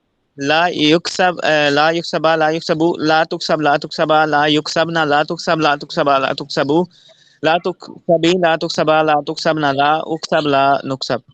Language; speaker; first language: Arabic; non-native, learner; Urdu